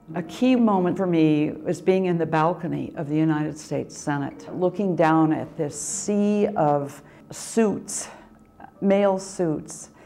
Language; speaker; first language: English; native; English